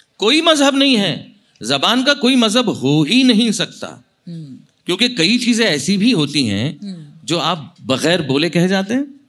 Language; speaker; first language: Hindi; non-native, local second language; Marathi